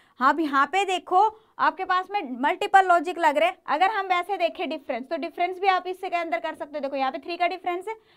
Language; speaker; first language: Hindi; native; Hindi